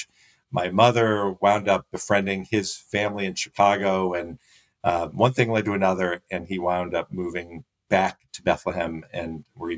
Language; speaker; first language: English; native; English